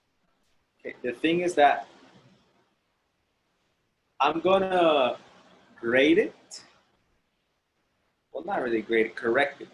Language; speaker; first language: English; non-native, fluent; Spanish